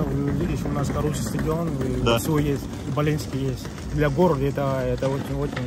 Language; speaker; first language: Russian; non-native, fluent; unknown